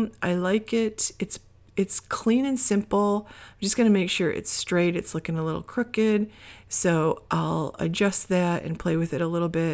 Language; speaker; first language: English; native; English